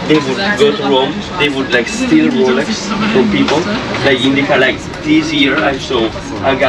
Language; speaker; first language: English; non-native, fluent; Italian